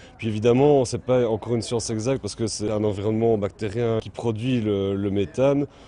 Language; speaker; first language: French; native; French